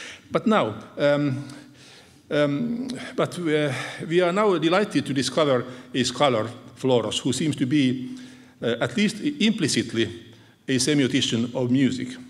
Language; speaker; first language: English; non-native, fluent; Finnish